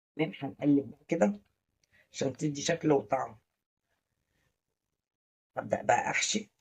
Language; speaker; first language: Arabic; native; Arabic